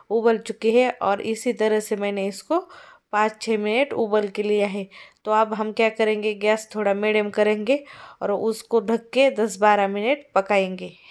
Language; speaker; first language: Hindi; non-native, local second language; Marathi